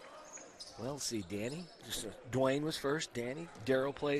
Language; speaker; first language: English; native; English